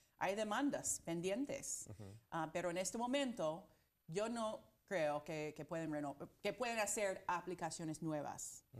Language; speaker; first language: Spanish; non-native, fluent; English